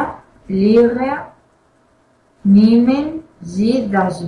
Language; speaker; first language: German; non-native, learner; Spanish